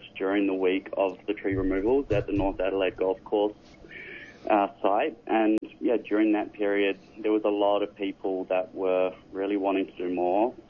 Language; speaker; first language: English; native; English